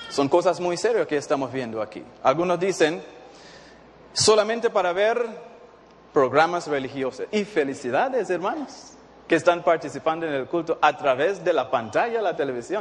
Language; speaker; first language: Spanish; non-native, fluent; English